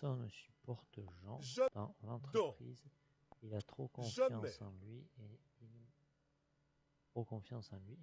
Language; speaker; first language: French; non-native, learner; English